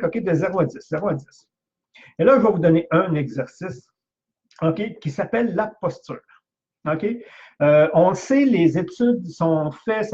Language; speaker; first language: French; native; French